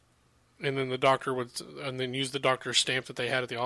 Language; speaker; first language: English; native; English